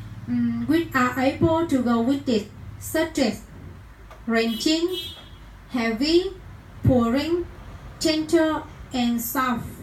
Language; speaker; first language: English; non-native, learner; Vietnamese